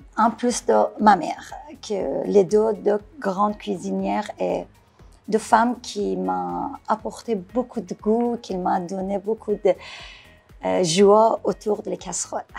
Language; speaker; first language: French; non-native, fluent; Persian